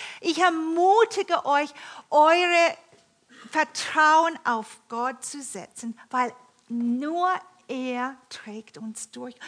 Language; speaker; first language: German; non-native, fluent; English